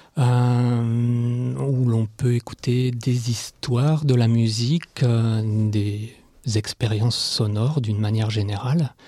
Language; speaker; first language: French; native; French